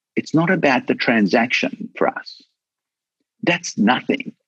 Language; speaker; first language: English; native; English